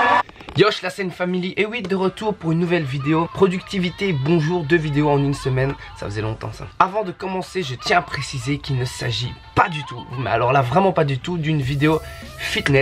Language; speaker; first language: French; native; French